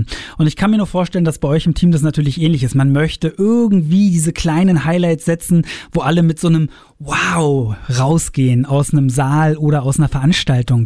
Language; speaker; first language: German; native; German